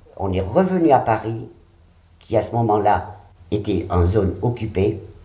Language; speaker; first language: French; early bilingual, other home language; Catalan